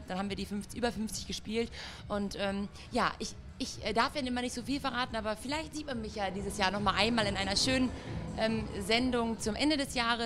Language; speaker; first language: German; native; German